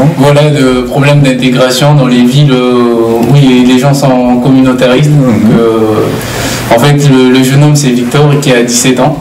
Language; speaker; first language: French; native; French